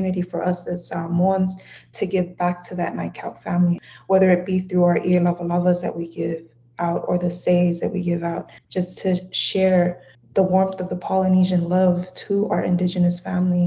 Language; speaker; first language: English; non-native, fluent; Samoan